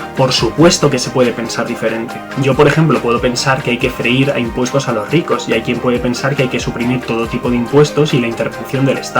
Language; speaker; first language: Spanish; native; Spanish